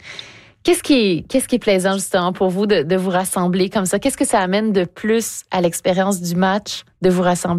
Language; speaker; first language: French; native; French